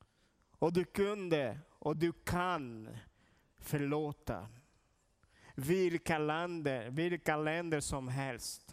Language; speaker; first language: Swedish; non-native, learner; Portuguese